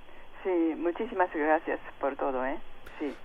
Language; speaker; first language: Spanish; non-native, fluent; Japanese